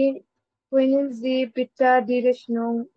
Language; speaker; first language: German; non-native, learner; Bangla